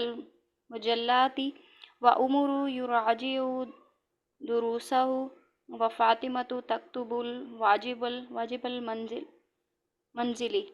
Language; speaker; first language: Arabic; non-native, learner; Urdu